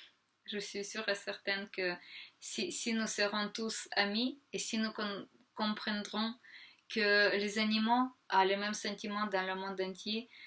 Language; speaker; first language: French; non-native, fluent; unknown